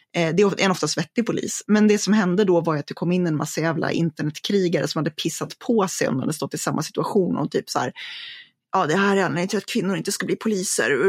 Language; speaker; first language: Swedish; native; Swedish